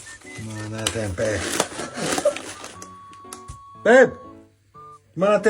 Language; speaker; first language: Indonesian; non-native, learner; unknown